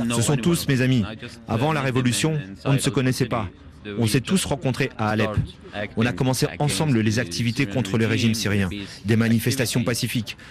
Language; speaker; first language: French; non-native, fluent; Arabic